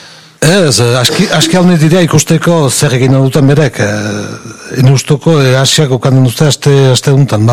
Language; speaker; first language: Basque; native; Basque